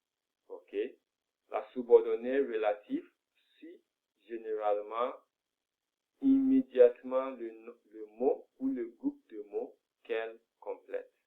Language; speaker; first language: French; non-native, fluent; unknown